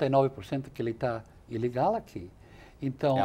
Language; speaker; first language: Portuguese; non-native, fluent; English